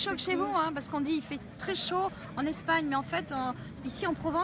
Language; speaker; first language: French; native; French